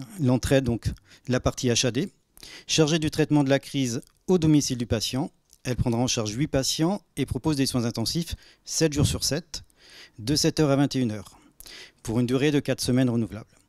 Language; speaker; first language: French; native; French